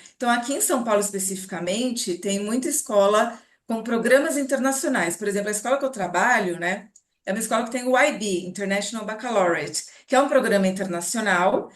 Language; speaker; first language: Portuguese; native; Portuguese